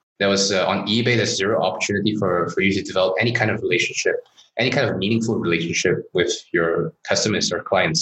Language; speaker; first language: English; non-native, local second language; Chinese